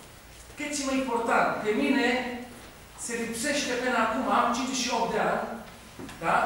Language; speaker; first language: Romanian; non-native, learner; Hebrew